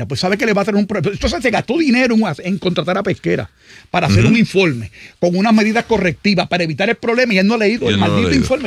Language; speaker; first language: Spanish; native; Spanish